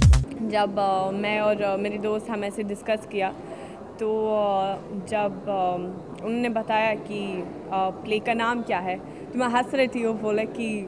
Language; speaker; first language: Hindi; non-native, fluent; Swedish